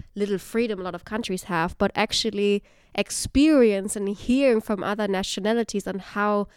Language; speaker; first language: English; non-native, fluent; German